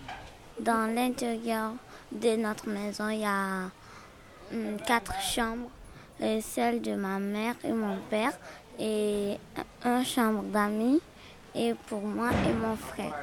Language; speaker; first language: French; non-native, learner; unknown